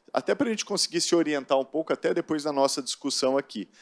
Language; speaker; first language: Portuguese; native; Portuguese